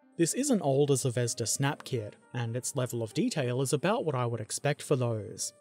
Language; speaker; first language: English; native; English